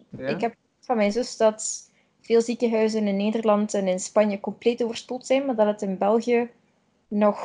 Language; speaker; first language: Dutch; native; Dutch